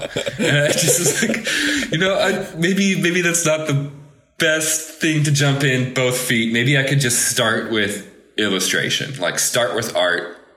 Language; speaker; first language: English; native; English